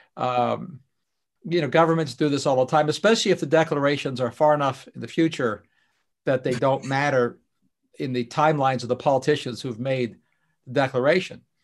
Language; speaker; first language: English; native; English